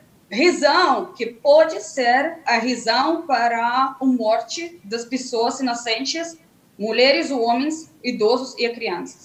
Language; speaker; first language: Portuguese; non-native, fluent; Russian